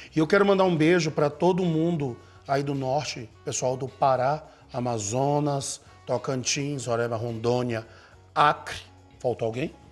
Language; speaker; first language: Portuguese; native; Portuguese